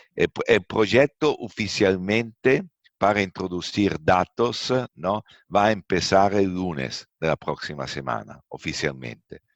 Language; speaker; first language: Spanish; non-native, fluent; Italian